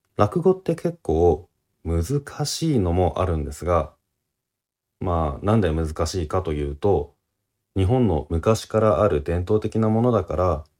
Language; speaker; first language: Japanese; native; Japanese